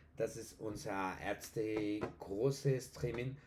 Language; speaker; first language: German; non-native, learner; Spanish